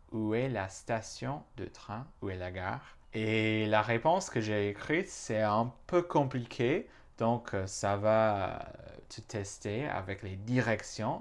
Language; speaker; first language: French; non-native, fluent; English